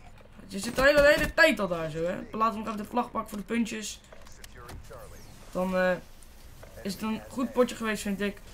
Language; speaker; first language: Dutch; native; Dutch